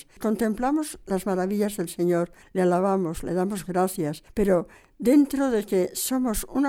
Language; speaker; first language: Spanish; native; Spanish